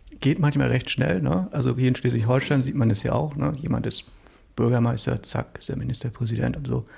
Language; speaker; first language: German; native; German